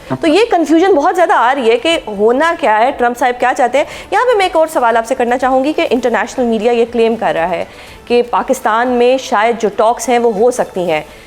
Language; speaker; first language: Urdu; native; Urdu